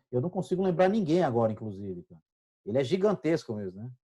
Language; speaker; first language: Portuguese; native; Portuguese